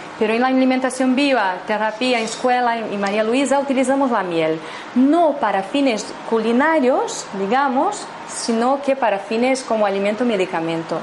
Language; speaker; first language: Spanish; non-native, fluent; Portuguese